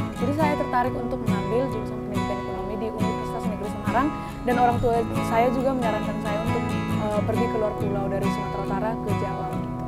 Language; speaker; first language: Indonesian; non-native, local second language; Batak Toba